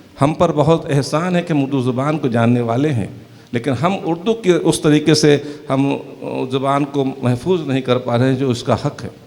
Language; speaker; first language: Urdu; native; Urdu